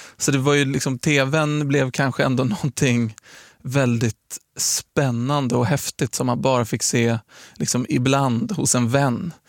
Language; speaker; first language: Swedish; native; Swedish